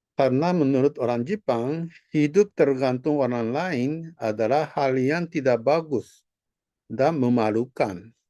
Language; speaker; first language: Indonesian; non-native, fluent; Japanese